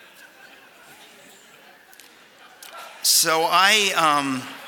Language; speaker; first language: English; native; English